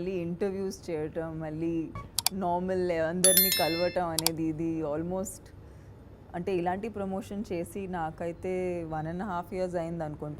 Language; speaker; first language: Telugu; non-native, fluent; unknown